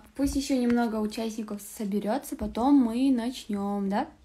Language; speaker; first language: Russian; non-native, local second language; Kazakh